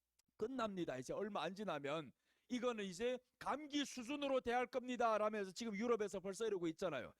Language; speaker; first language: Korean; native; Korean